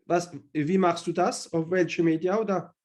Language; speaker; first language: German; non-native, learner; French